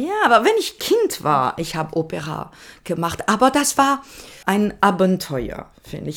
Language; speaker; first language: German; non-native, learner; French